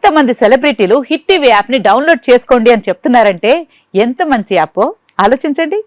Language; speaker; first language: Telugu; native; Telugu